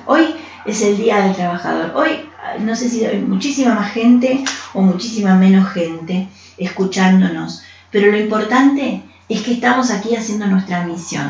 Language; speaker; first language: Spanish; native; Spanish